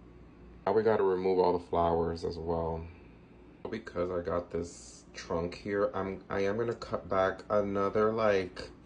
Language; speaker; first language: English; native; English